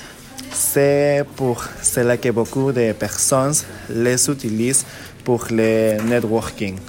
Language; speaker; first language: French; non-native, learner; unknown